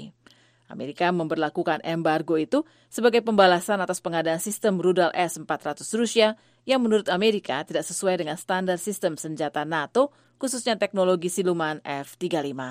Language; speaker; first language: Indonesian; native; Indonesian